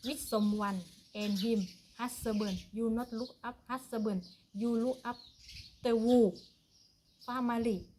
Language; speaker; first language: English; non-native, learner; Thai